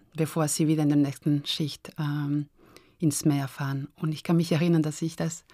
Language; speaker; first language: German; non-native, fluent; Spanish